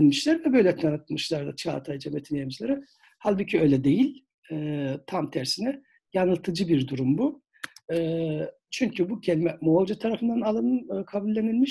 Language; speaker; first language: Turkish; native; Turkish